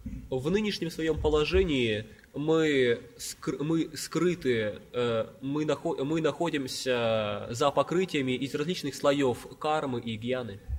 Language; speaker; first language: Russian; native; Russian